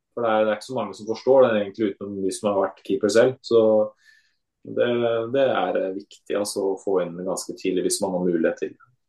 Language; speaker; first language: Norwegian; native; Norwegian